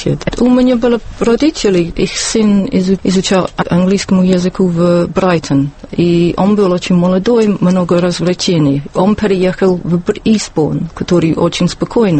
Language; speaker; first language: Russian; non-native, learner; English